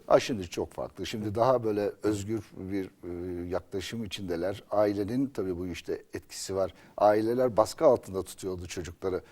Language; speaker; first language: Turkish; native; Turkish